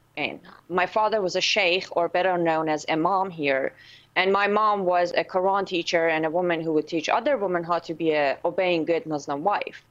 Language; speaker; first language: English; non-native, fluent; Persian